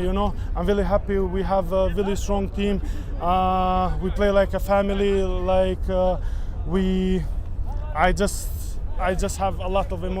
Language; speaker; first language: English; non-native, learner; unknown